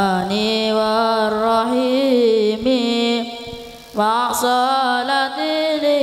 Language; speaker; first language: Arabic; non-native, learner; Madurese